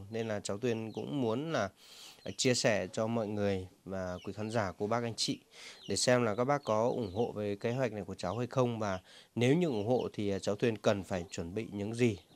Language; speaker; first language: Vietnamese; non-native, local second language; Hmong